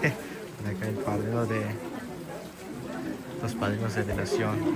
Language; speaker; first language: Spanish; native; Spanish